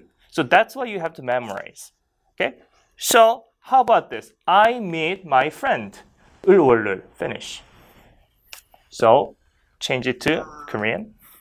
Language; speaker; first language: English; non-native, fluent; Korean